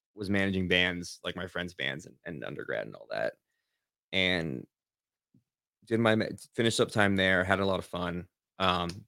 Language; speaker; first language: English; native; English